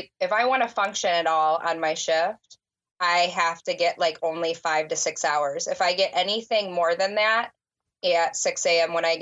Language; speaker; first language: English; native; English